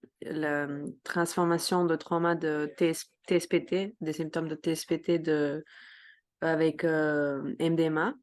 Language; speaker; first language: French; non-native, fluent; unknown